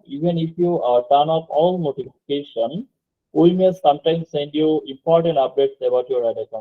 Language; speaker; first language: English; non-native, local second language; Bangla